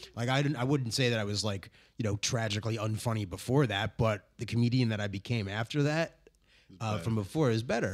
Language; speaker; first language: English; native; English